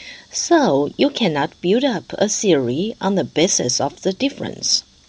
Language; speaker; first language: English; non-native, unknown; Chinese